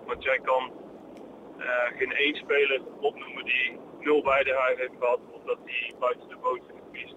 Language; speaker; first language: Dutch; native; Dutch